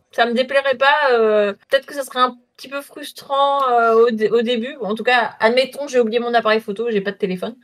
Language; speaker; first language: French; native; French